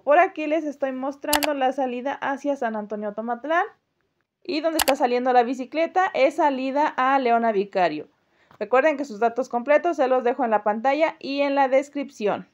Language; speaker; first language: Spanish; native; Spanish